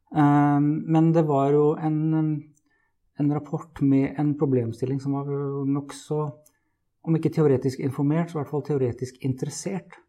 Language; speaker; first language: Norwegian; native; Norwegian